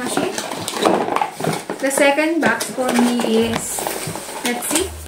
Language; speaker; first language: English; non-native, local second language; Filipino